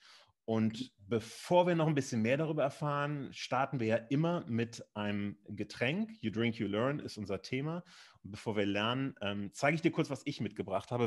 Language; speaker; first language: German; native; German